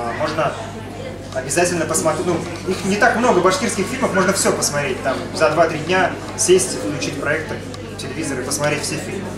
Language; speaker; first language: Russian; non-native, local second language; Bashkir